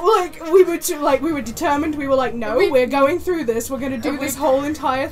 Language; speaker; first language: English; native; English